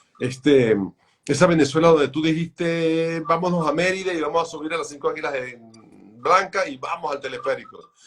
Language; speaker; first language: Spanish; native; Spanish